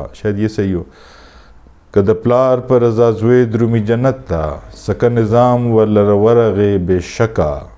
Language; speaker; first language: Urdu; non-native, local second language; Pashto